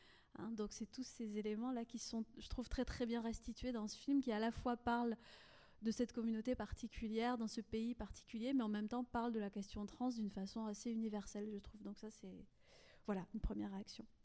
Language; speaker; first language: French; native; French